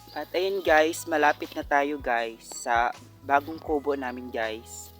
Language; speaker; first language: Filipino; non-native, local second language; Cebuano